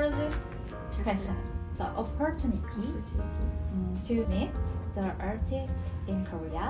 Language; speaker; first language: English; non-native, learner; Korean